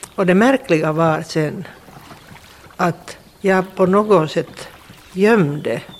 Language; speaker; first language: Swedish; non-native, local second language; Finnish